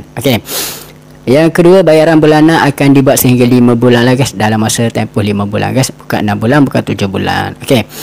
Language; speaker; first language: Malay; native; Malay